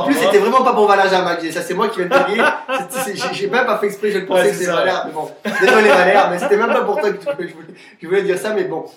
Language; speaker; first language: French; native; French